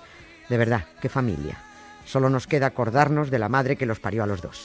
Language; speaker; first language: Spanish; native; Spanish